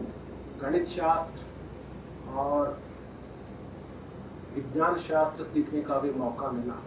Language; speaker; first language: Hindi; non-native, local second language; Telugu